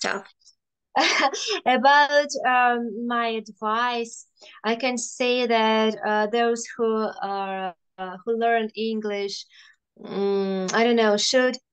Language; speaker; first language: English; non-native, fluent; Russian